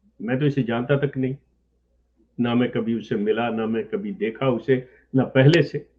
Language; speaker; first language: Urdu; non-native, local second language; Punjabi